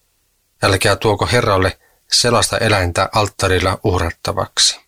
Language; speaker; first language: Finnish; native; Finnish